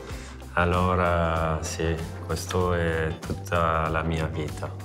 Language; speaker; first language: Italian; non-native, fluent; French